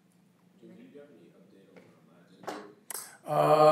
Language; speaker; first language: English; native; English